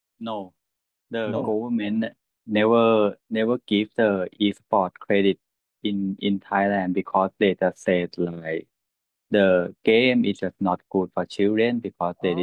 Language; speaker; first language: English; non-native, learner; Thai